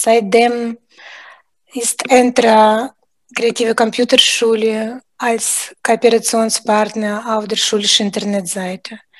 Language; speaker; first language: German; non-native, fluent; Russian